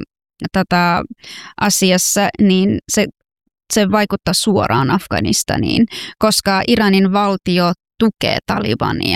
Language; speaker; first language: Finnish; non-native, fluent; Persian